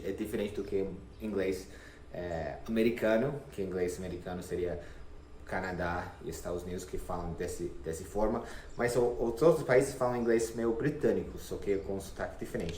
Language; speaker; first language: Portuguese; non-native, fluent; English